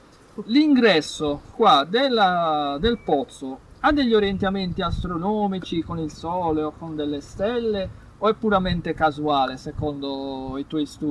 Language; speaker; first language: Italian; native; Italian